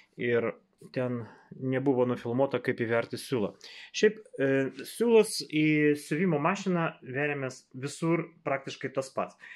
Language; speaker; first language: Lithuanian; non-native, local second language; Russian